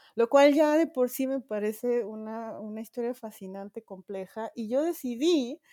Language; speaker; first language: Spanish; native; Spanish